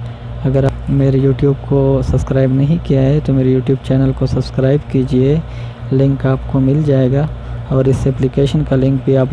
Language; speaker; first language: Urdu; non-native, local second language; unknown